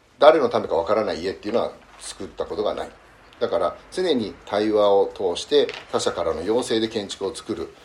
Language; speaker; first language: Japanese; early bilingual, heritage; Japanese